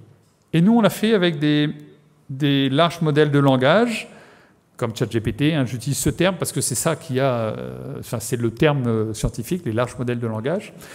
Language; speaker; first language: French; native; French